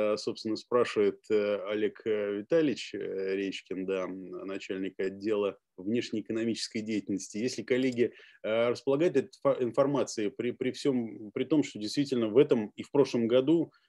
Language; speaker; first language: Russian; native; Russian